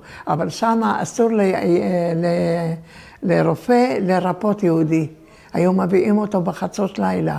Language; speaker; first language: Hebrew; early bilingual, other home language; Turkish